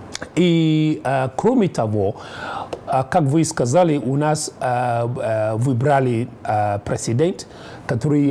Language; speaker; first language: Russian; non-native, learner; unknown